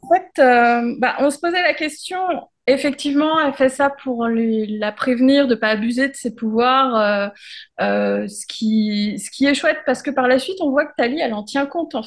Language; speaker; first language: French; native; French